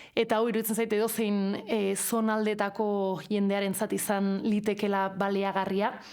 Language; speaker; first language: Basque; non-native, local second language; Spanish